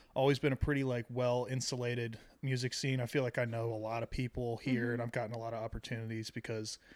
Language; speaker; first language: English; native; English